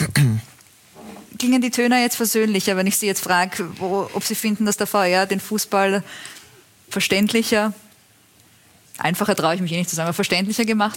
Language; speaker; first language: German; native; German